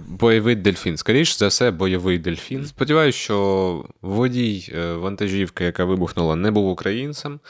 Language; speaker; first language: Ukrainian; non-native, local second language; Russian